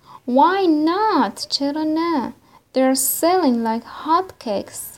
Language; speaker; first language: English; non-native, fluent; Persian